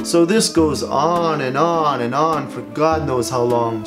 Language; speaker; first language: English; native; English